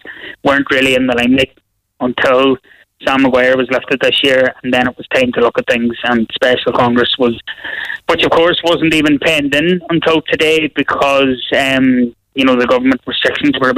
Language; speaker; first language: English; native; English